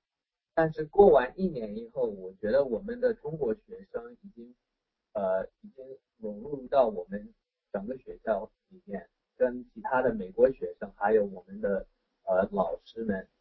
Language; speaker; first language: Chinese; non-native, fluent; English